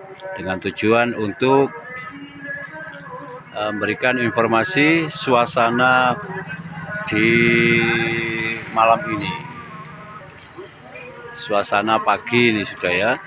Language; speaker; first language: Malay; non-native, local second language; Javanese